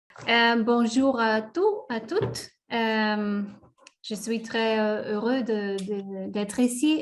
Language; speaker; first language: French; non-native, learner; German